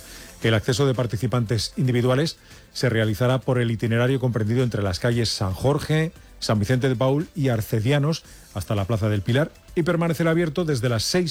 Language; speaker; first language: Spanish; native; Spanish